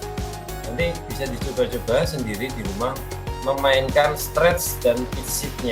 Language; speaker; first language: Indonesian; native; Indonesian